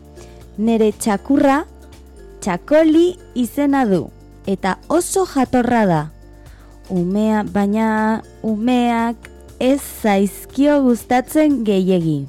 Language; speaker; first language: Basque; non-native, learner; Spanish